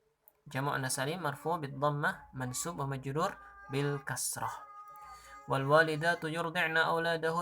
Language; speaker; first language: Arabic; non-native, fluent; Indonesian